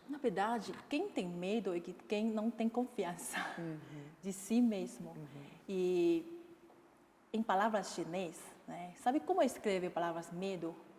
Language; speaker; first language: Portuguese; non-native, fluent; Chinese